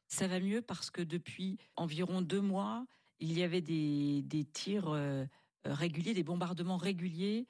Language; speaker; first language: French; native; French